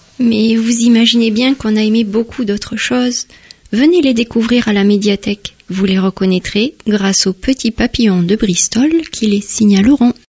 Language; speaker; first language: French; native; French